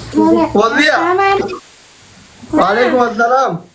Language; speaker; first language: Arabic; non-native, learner; Oromo